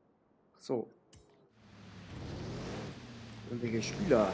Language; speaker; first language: German; native; German